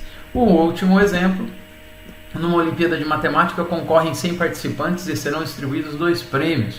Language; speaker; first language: Portuguese; native; Portuguese